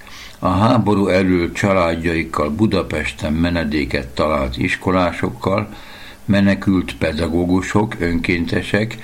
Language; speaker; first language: Hungarian; native; Hungarian